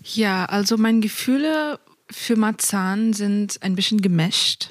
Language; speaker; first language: German; non-native, fluent; Persian